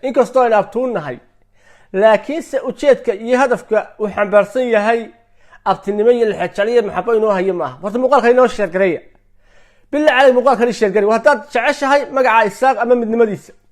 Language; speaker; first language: Somali; native; Somali